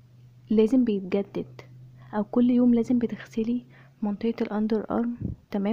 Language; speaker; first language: Arabic; native; Arabic